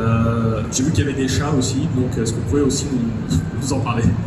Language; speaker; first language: French; native; French